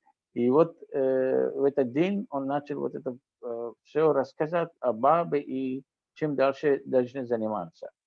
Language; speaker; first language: Russian; non-native, fluent; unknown